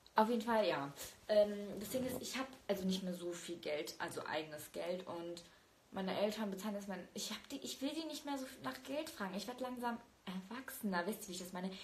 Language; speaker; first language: German; early bilingual, other home language; Turkish